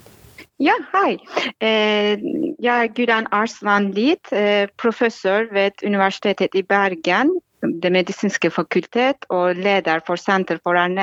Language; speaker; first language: Norwegian; non-native, fluent; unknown